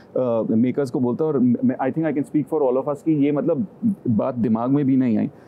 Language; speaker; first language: Hindi; native; Hindi